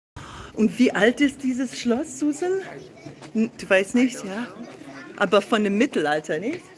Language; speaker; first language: German; non-native, learner; English